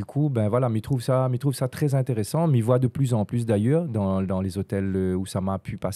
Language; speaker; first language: French; non-native, local second language; Réunion Creole French